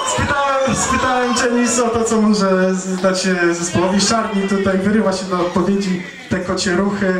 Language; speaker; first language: Polish; native; Polish